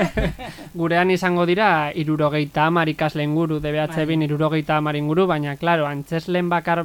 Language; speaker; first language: Basque; native; Basque